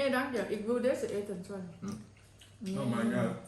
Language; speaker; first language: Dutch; non-native, learner; Thai